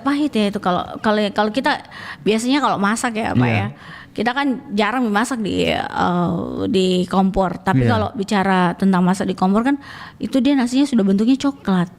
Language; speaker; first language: Indonesian; native; Indonesian